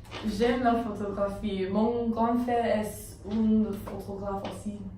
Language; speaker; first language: French; non-native, learner; English